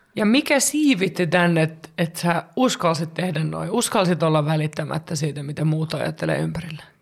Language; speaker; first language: Finnish; native; Finnish